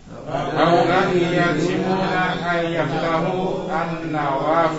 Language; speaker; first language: Arabic; non-native, learner; Indonesian